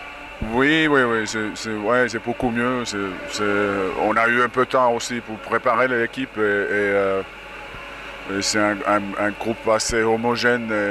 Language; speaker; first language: French; non-native, fluent; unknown